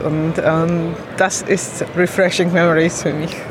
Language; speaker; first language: German; non-native, learner; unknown